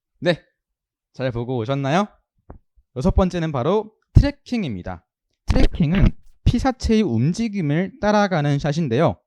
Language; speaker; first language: Korean; native; Korean